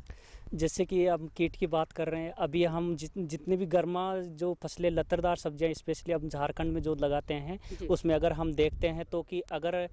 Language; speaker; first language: Hindi; native; Hindi